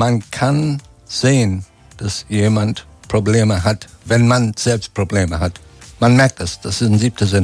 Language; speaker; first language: German; non-native, fluent; English